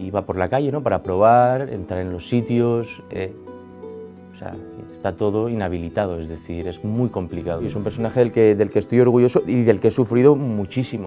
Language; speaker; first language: Spanish; native; Spanish